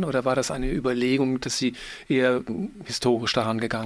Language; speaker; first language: German; native; German